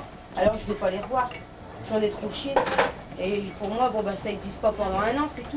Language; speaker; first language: French; native; French